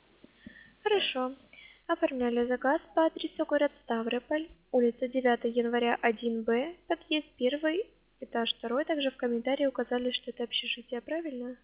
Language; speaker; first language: Russian; native; Russian